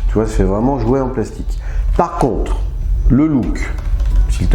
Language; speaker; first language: French; native; French